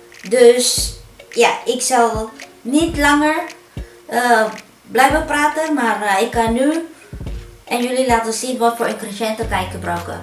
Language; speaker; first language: Dutch; non-native, fluent; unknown